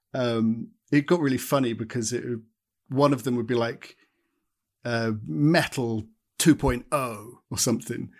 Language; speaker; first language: English; native; English